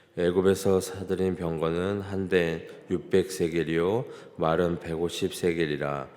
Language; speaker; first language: Korean; native; Korean